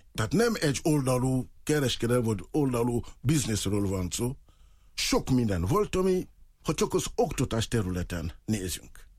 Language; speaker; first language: Hungarian; non-native, fluent; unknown